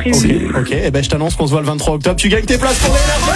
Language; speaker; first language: French; native; French